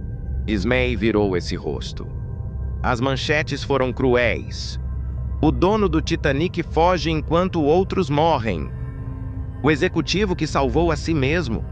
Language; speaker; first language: Portuguese; native; Portuguese